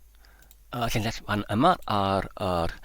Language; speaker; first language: Welsh; non-native, learner; English